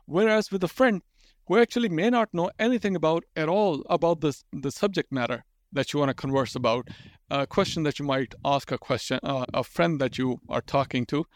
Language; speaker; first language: English; non-native, local second language; Urdu